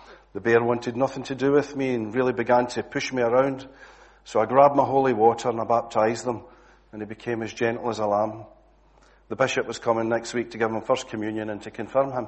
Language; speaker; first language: English; native; English